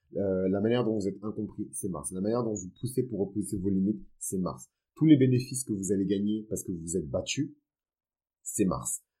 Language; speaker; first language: French; early bilingual, other home language; Fon